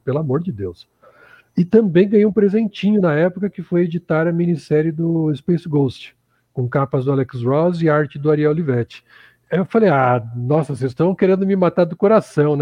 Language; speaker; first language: Portuguese; native; Portuguese